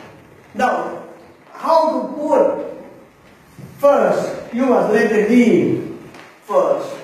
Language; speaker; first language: English; non-native, learner; Chinese